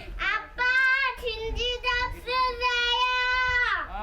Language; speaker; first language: Korean; early bilingual, heritage; Korean